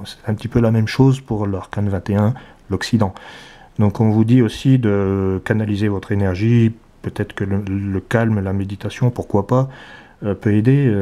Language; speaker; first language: French; native; French